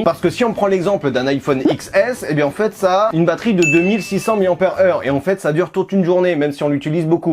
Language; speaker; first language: French; native; French